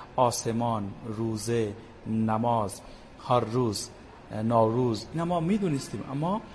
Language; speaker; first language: Persian; non-native, fluent; Bangla